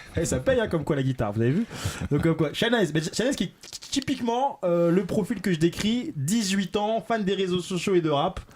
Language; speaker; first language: French; native; French